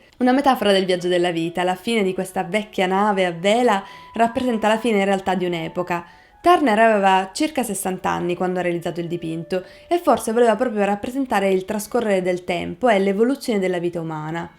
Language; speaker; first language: Italian; native; Italian